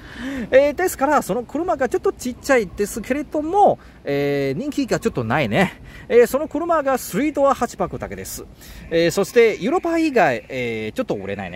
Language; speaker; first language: Japanese; non-native, learner; Chinese